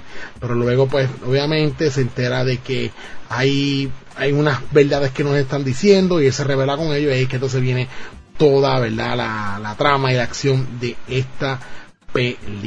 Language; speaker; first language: Spanish; native; Spanish